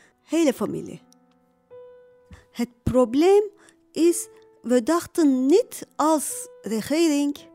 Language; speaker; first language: Dutch; non-native, learner; Turkish